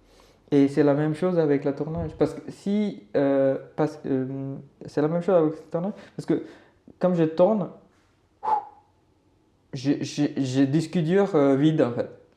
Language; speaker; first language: French; non-native, learner; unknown